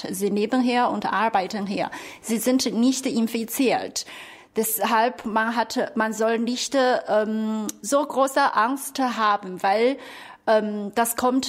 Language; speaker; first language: German; non-native, fluent; Chinese